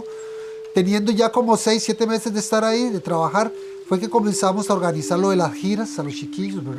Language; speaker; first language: Spanish; native; Spanish